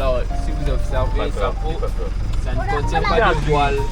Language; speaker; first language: French; native; French